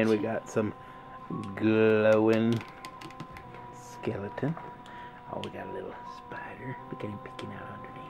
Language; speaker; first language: English; native; English